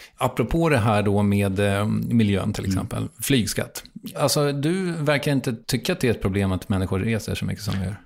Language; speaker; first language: Swedish; native; Swedish